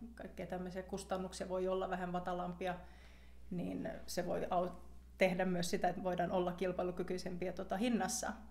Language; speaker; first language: Finnish; non-native, local second language; Swedish